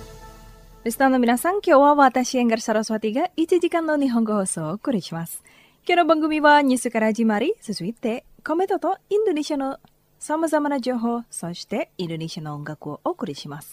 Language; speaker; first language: Japanese; non-native, fluent; Indonesian